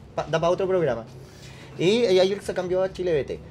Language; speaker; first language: Spanish; native; Spanish